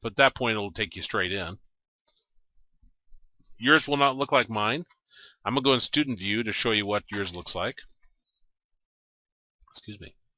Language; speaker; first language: English; native; English